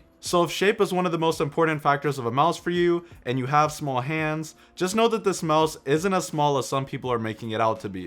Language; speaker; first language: English; native; English